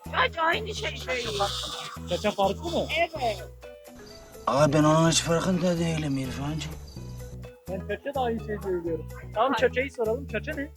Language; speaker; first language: Turkish; non-native, fluent; Georgian